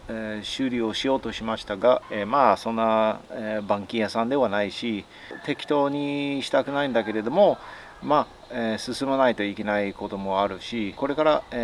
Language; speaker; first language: Japanese; non-native, fluent; English